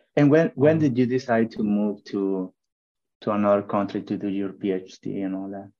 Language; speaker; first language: English; non-native, fluent; Spanish